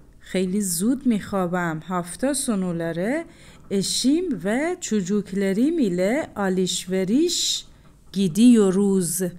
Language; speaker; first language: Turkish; non-native, fluent; Persian